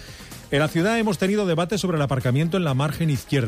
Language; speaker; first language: Spanish; native; Spanish